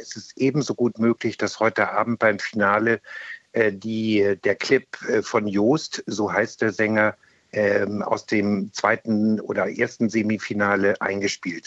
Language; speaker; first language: German; native; German